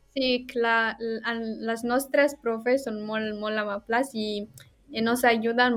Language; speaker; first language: Catalan; non-native, learner; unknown